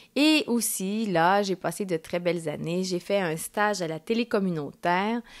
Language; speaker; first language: French; early bilingual, other home language; Spanish